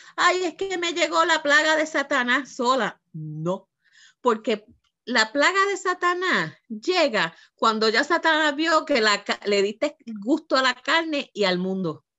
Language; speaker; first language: Spanish; native; Spanish